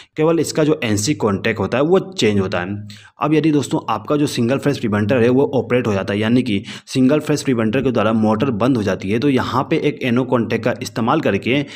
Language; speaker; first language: Hindi; native; Hindi